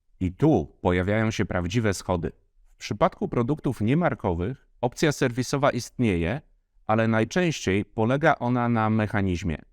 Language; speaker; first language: Polish; native; Polish